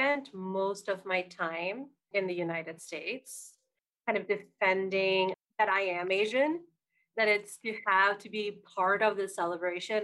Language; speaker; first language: English; non-native, local second language; Bangla